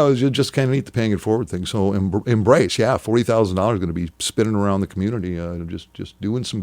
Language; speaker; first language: English; native; English